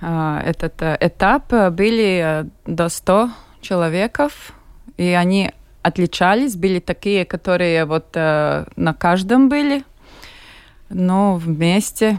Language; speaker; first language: Russian; non-native, local second language; Latvian